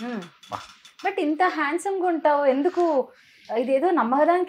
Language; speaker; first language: Telugu; native; Telugu